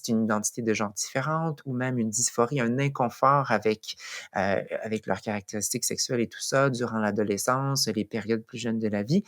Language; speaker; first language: French; native; French